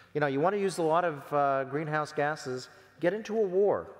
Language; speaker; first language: English; native; English